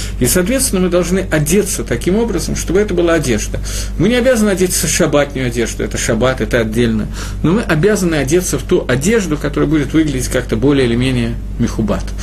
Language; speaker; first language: Russian; native; Russian